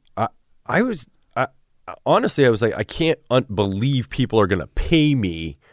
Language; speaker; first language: English; native; English